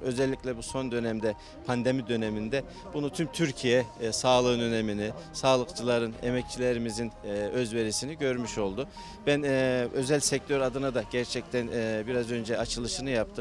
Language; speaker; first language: Turkish; native; Turkish